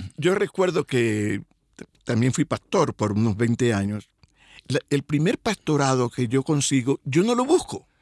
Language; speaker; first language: Spanish; native; Spanish